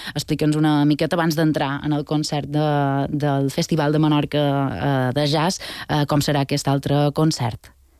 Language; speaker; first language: Catalan; native; Catalan